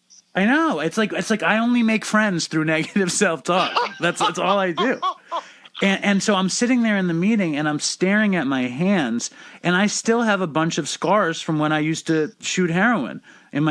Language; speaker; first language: English; native; English